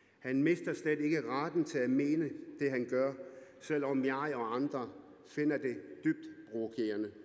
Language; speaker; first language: Danish; early bilingual, other home language; Arabic